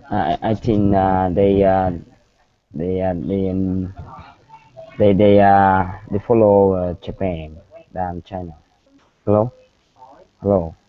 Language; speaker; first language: English; non-native, learner; Vietnamese